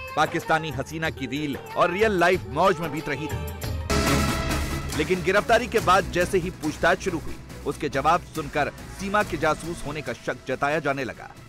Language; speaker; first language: Hindi; native; Hindi